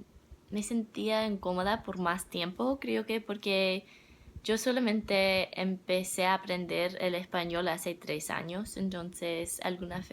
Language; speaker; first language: Spanish; non-native, learner; English